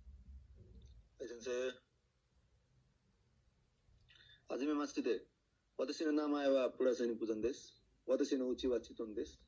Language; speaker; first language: Japanese; non-native, learner; Nepali